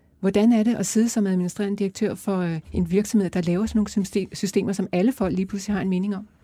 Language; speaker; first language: Danish; native; Danish